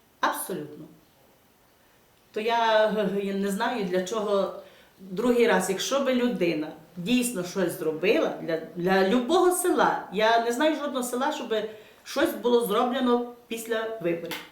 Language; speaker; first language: Ukrainian; native; Ukrainian